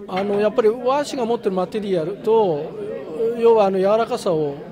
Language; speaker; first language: Japanese; native; Japanese